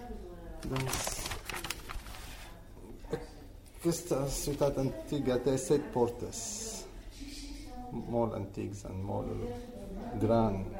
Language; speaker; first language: Catalan; non-native, learner; Arabic